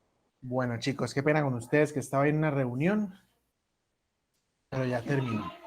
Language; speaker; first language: Spanish; native; Spanish